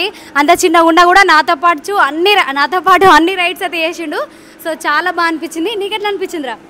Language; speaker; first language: Telugu; native; Telugu